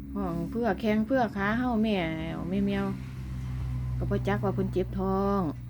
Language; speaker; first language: Thai; native; Thai